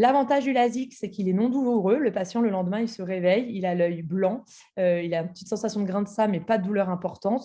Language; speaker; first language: French; native; French